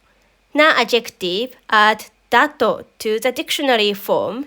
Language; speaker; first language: English; non-native, fluent; Japanese